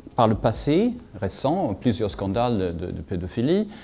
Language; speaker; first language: French; non-native, fluent; Swedish